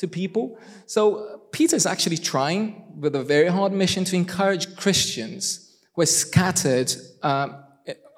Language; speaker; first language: English; non-native, fluent; Portuguese